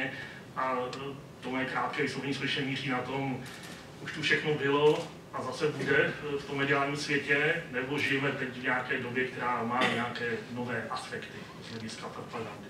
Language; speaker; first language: Czech; native; Czech